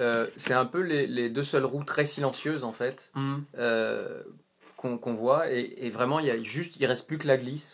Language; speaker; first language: French; native; French